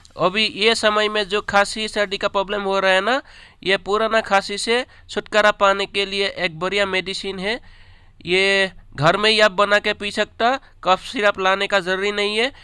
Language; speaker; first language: Hindi; non-native, local second language; Assamese